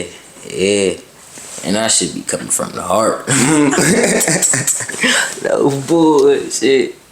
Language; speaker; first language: English; native; English